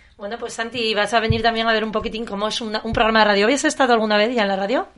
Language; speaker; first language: Spanish; native; Spanish